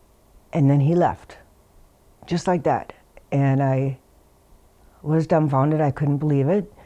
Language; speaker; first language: English; native; English